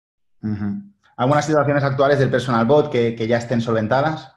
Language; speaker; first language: Spanish; native; Spanish